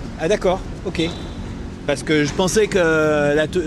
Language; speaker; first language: French; native; French